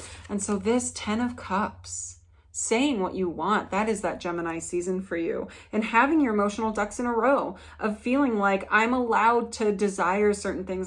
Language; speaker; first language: English; native; English